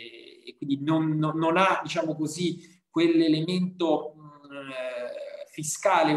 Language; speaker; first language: Italian; native; Italian